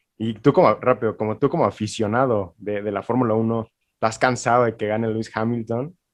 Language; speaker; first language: Spanish; native; Spanish